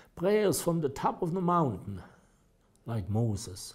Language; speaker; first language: English; non-native, fluent; German